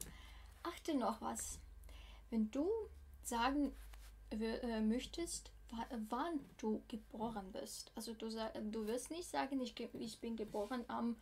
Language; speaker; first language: German; non-native, fluent; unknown